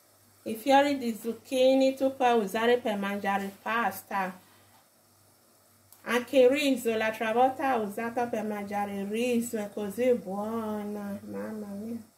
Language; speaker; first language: Italian; non-native, learner; English